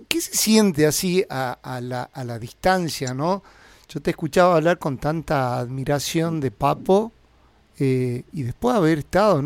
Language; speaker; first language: Spanish; native; Spanish